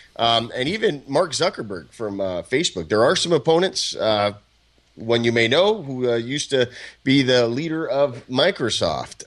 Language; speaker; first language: English; native; English